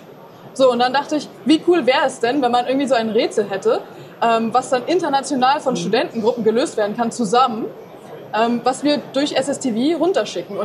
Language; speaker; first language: German; native; German